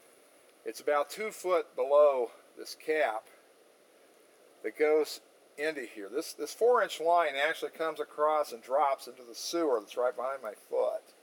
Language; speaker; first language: English; native; English